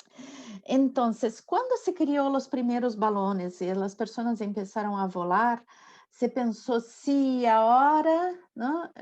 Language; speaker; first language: Spanish; non-native, learner; Portuguese